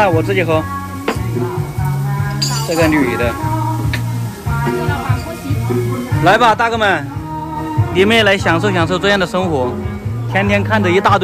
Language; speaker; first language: Chinese; native; Chinese